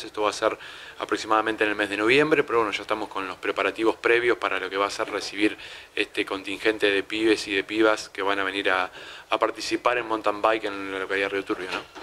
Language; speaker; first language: Spanish; native; Spanish